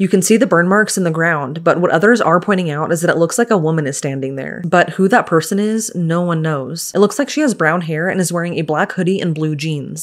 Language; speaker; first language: English; native; English